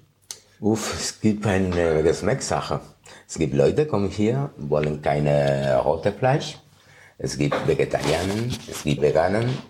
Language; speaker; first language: German; non-native, fluent; Spanish